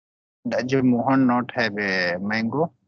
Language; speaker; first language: English; non-native, learner; Hindi